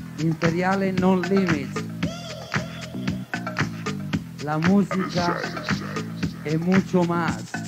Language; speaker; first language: Italian; non-native, fluent; Spanish